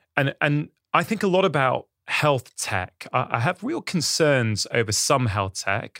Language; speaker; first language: English; early bilingual, other home language; Hindi